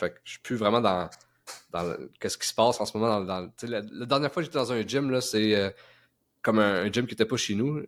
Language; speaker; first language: French; native; French